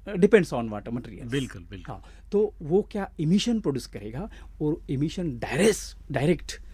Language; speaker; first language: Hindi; non-native, local second language; Marathi